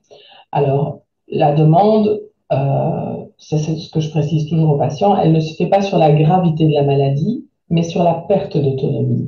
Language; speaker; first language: French; native; French